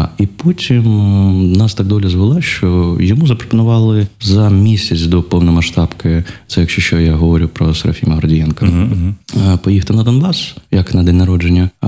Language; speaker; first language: Ukrainian; non-native, local second language; Russian